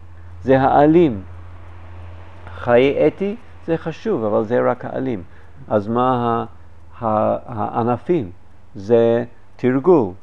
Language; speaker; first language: Hebrew; non-native, fluent; English